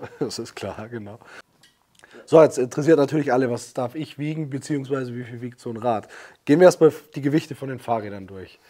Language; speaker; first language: German; native; German